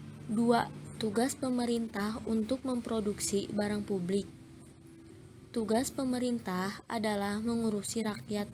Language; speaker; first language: Indonesian; native; Indonesian